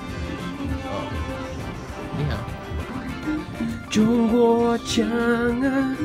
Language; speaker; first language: Chinese; non-native, fluent; English